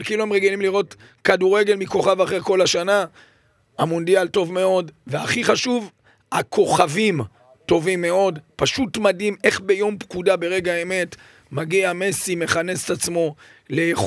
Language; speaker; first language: Hebrew; native; Hebrew